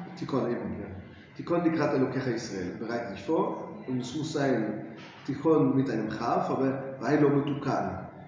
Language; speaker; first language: German; non-native, fluent; English